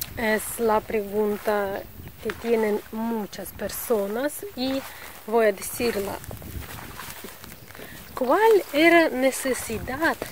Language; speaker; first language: Spanish; non-native, fluent; Russian